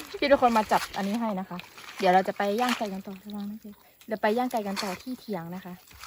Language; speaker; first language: Thai; non-native, local second language; Western Kayah